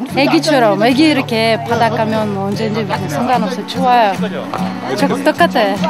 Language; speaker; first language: Korean; non-native, learner; Russian